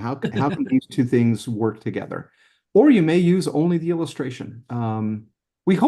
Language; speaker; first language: English; native; English